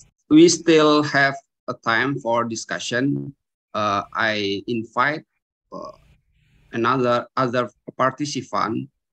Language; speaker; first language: English; non-native, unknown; Indonesian